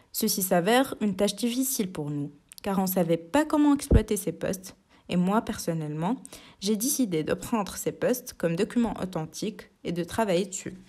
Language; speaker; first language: French; non-native, local second language; Arabic